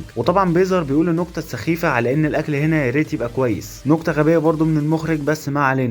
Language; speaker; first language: Arabic; native; Arabic